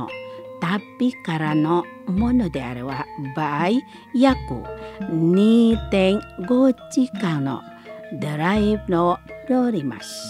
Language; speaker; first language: Japanese; non-native, fluent; Indonesian